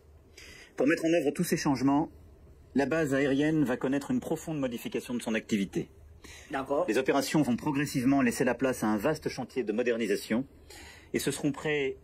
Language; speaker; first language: French; native; French